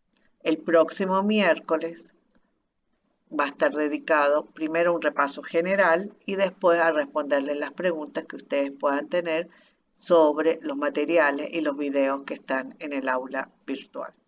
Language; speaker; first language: Spanish; native; Spanish